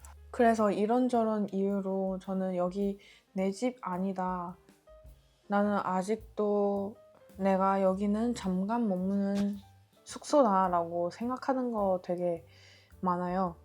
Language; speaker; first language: Korean; non-native, fluent; Chinese